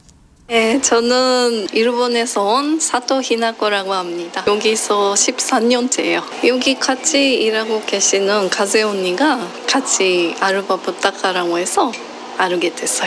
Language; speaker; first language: Korean; non-native, fluent; Japanese